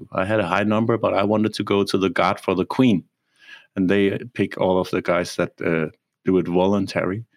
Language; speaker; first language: English; non-native, fluent; Danish